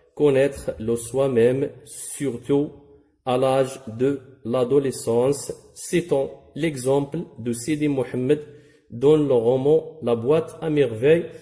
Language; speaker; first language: French; non-native, local second language; Arabic